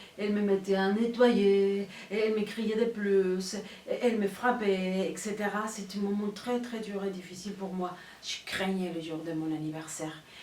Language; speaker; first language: French; non-native, fluent; Spanish